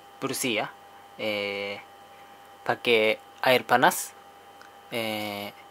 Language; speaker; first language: Indonesian; non-native, learner; Japanese